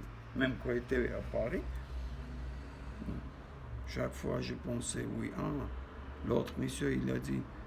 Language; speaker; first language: French; non-native, learner; Armenian